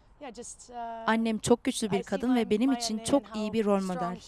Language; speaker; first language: Turkish; non-native, learner; English